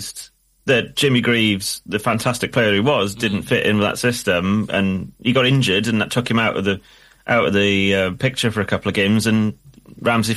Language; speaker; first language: English; native; English